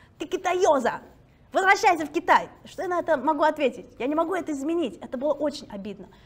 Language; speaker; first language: Russian; early bilingual, other home language; Chinese